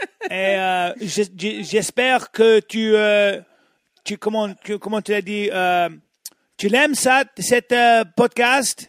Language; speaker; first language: French; non-native, learner; English